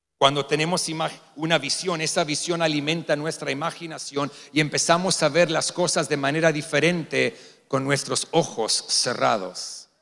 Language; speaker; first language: Spanish; non-native, fluent; English